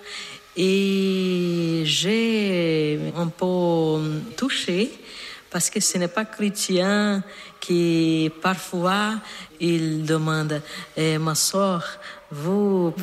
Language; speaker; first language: French; non-native, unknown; Portuguese